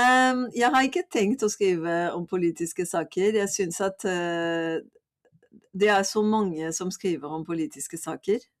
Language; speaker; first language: Norwegian; non-native, fluent; French